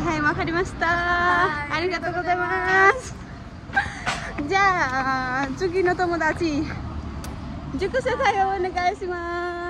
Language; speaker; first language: Japanese; non-native, learner; Nepali